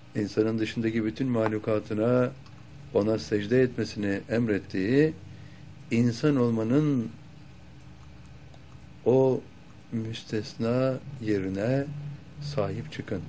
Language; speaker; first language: Turkish; native; Turkish